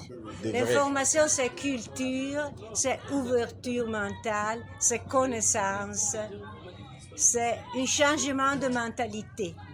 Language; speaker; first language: French; non-native, learner; Italian